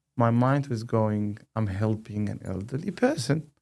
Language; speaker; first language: English; non-native, fluent; Arabic